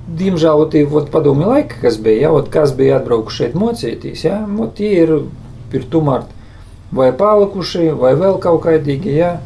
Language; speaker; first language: Latvian; native; Latvian